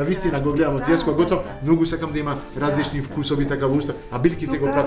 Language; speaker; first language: Macedonian; non-native, fluent; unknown